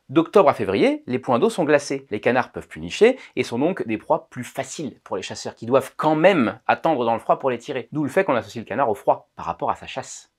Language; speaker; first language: French; native; French